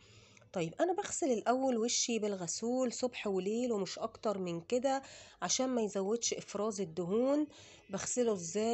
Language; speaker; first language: Arabic; native; Arabic